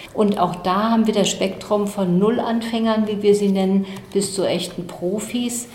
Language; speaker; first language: German; native; German